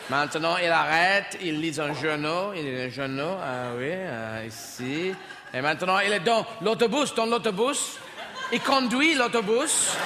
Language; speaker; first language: French; non-native, learner; English